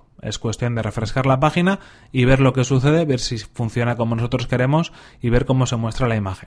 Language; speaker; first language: Spanish; native; Spanish